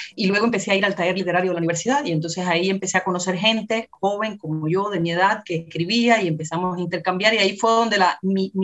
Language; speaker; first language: Spanish; native; Spanish